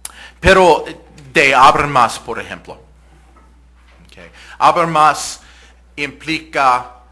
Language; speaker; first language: Spanish; non-native, fluent; English